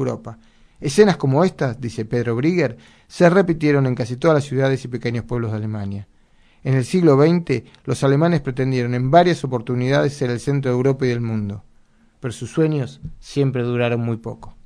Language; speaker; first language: Spanish; native; Spanish